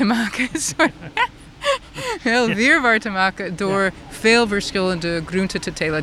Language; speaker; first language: Dutch; non-native, fluent; English